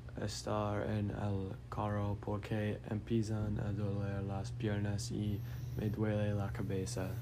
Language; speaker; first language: Spanish; non-native, learner; English